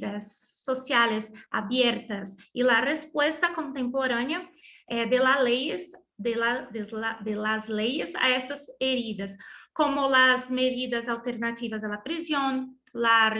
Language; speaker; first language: Spanish; non-native, learner; Portuguese